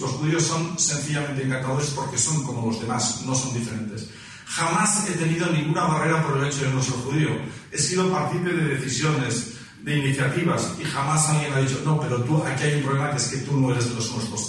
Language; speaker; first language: Spanish; native; Spanish